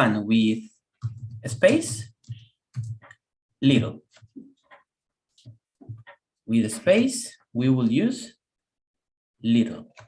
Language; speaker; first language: English; non-native, fluent; Spanish